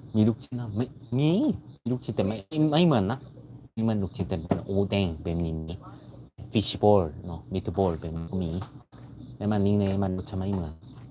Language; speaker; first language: Thai; non-native, learner; Korean